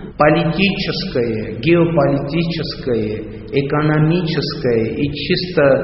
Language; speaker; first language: Russian; non-native, local second language; Armenian